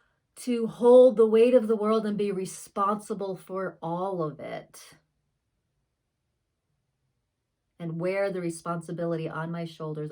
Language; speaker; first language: English; native; English